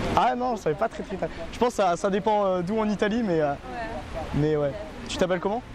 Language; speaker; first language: French; native; French